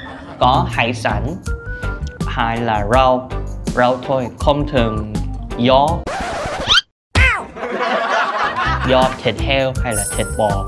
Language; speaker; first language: Vietnamese; non-native, fluent; Korean